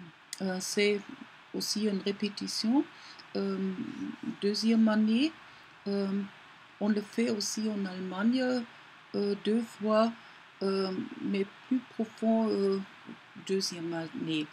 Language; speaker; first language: French; non-native, learner; German